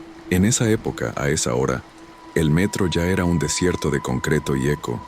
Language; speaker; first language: Spanish; native; Spanish